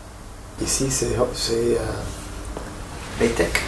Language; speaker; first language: French; non-native, learner; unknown